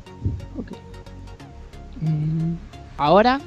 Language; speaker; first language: Spanish; native; Spanish